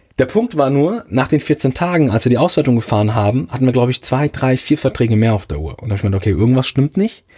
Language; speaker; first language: German; early bilingual, other home language; Italian